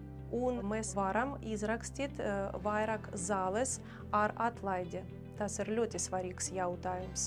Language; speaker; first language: Latvian; non-native, learner; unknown